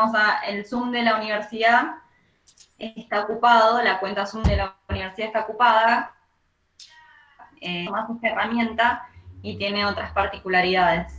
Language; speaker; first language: Spanish; native; Spanish